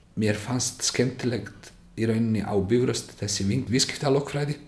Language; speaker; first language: Icelandic; non-native, fluent; Bosnian